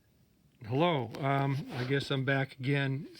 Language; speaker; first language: English; native; English